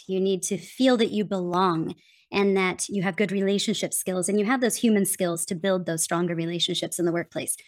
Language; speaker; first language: English; native; English